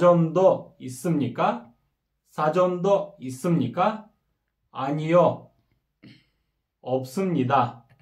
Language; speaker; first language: Korean; non-native, fluent; Kyrgyz